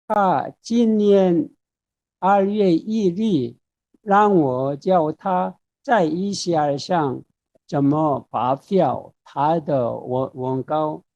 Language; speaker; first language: Chinese; non-native, fluent; Korean